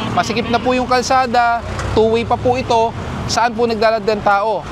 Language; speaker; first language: Filipino; native; Filipino